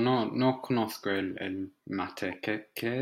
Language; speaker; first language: Spanish; non-native, fluent; English